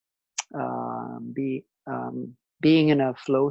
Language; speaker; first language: English; non-native, local second language; Filipino